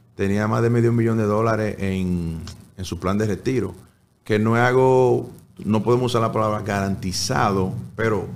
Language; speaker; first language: Spanish; early bilingual, heritage; Spanish